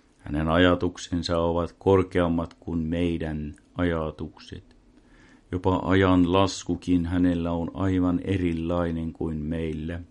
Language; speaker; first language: Finnish; non-native, local second language; Swedish